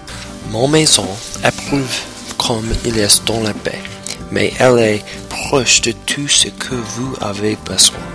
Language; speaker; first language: French; non-native, learner; English